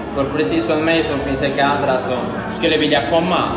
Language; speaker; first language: Swedish; early bilingual, other home language; Spanish